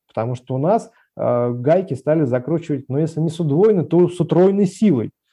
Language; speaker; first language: Russian; native; Russian